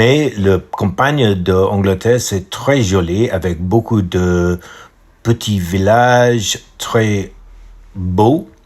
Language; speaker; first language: French; non-native, learner; English